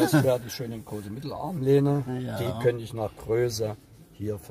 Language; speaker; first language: German; native; German